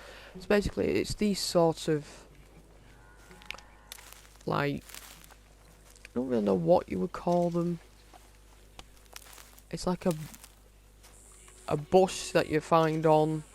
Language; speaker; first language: English; native; English